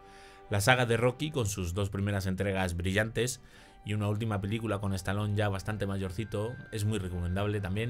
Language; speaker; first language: Spanish; native; Spanish